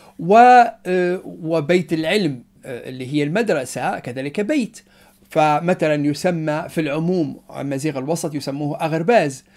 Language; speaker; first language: Arabic; non-native, local second language; Berber languages